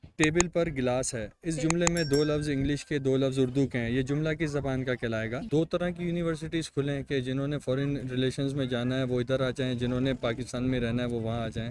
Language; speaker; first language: Urdu; native; Urdu